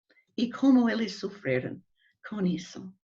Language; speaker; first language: Portuguese; non-native, learner; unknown